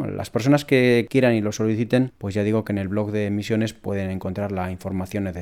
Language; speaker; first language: Spanish; native; Spanish